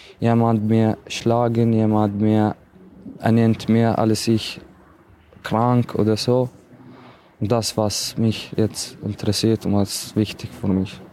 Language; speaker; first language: German; non-native, learner; Arabic